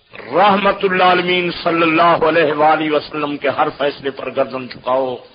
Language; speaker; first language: Urdu; non-native, local second language; Saraiki